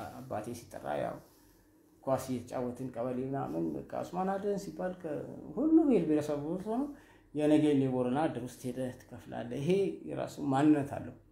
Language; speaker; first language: Amharic; non-native, local second language; Somali